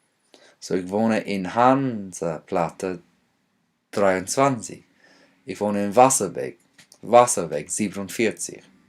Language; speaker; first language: German; non-native, fluent; English